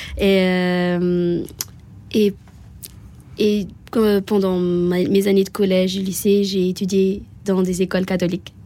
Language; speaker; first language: French; non-native, local second language; Malagasy